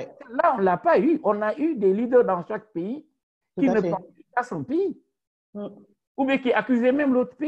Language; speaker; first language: French; non-native, local second language; Wolof